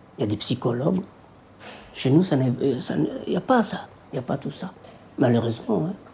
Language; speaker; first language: French; non-native, local second language; Somali